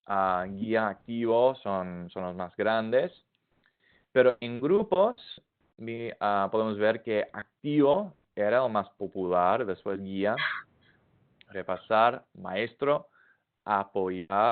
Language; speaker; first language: Spanish; non-native, fluent; English